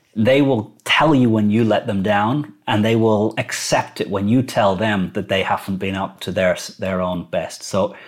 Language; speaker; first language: English; native; English